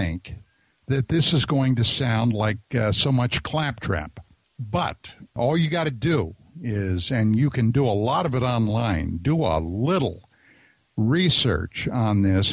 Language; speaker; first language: English; native; English